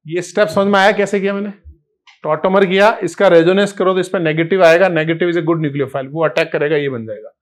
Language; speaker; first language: Hindi; native; Hindi